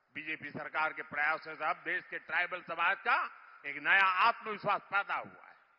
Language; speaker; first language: Hindi; non-native, local second language; Gujarati